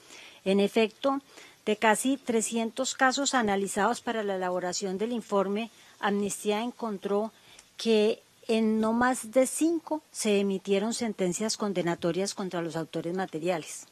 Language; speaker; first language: Spanish; native; Spanish